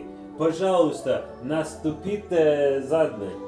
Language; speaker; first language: Russian; non-native, learner; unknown